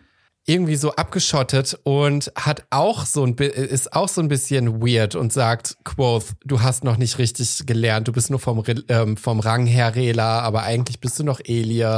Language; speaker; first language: German; native; German